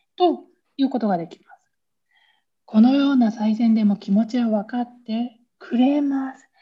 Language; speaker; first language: Japanese; native; Japanese